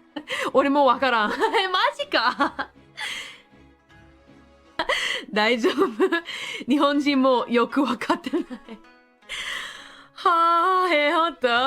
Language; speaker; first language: Japanese; non-native, learner; English